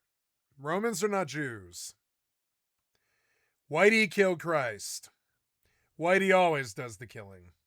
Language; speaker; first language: English; native; English